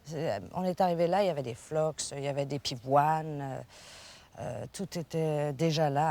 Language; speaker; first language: French; native; French